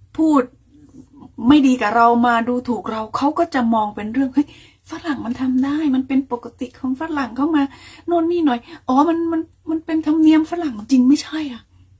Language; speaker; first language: Thai; native; Thai